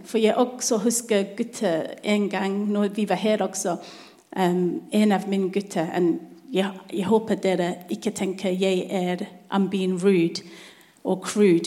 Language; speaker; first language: Norwegian; non-native, learner; English